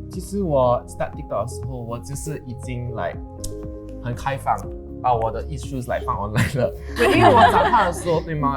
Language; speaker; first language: Chinese; non-native, local second language; English